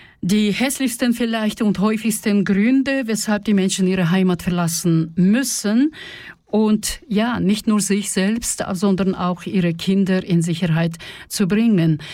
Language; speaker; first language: German; non-native, fluent; Russian